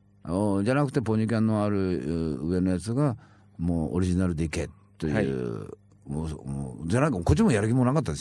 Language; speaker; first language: Japanese; native; Japanese